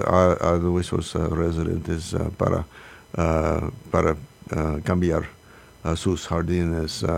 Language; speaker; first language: Spanish; non-native, learner; English